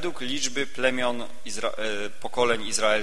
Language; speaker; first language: Polish; native; Polish